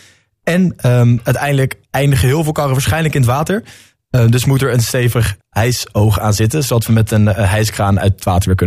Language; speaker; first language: Dutch; native; Dutch